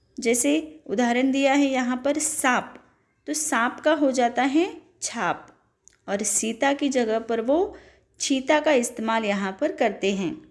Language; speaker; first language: Hindi; non-native, local second language; Marathi